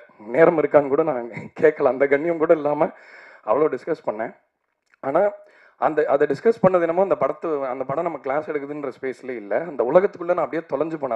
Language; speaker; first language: Tamil; native; Tamil